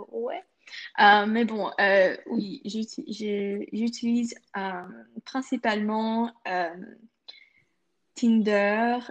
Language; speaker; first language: French; non-native, local second language; English